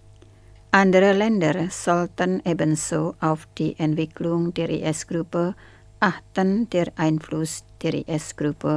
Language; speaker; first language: German; non-native, fluent; Indonesian